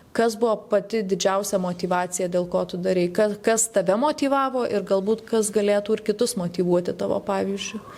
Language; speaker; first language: Lithuanian; native; Lithuanian